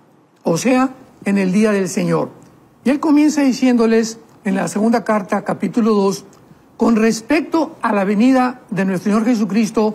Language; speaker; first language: Spanish; native; Spanish